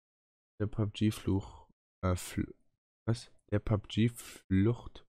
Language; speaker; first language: German; native; German